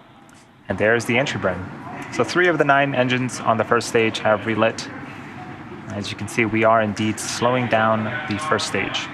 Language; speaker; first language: English; native; English